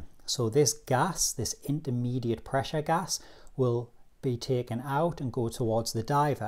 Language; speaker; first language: English; native; English